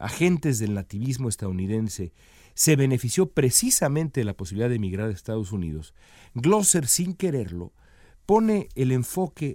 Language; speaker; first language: Spanish; native; Spanish